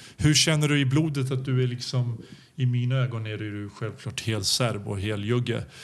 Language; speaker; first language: Swedish; early bilingual, other home language; Serbian